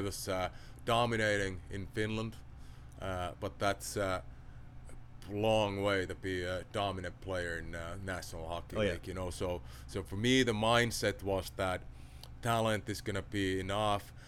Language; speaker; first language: English; non-native, fluent; Finnish